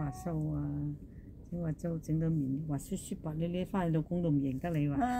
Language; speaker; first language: Cantonese; native; Cantonese